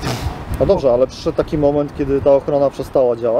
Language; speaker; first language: Polish; native; Polish